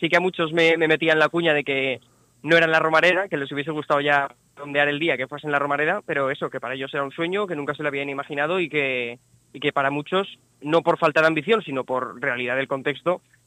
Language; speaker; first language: Spanish; native; Spanish